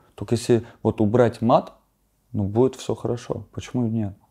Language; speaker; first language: Russian; non-native, fluent; Armenian